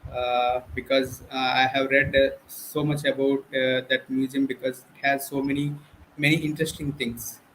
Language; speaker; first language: English; non-native, fluent; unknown